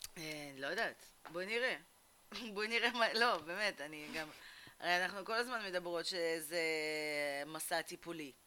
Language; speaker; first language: Hebrew; early bilingual, other home language; Russian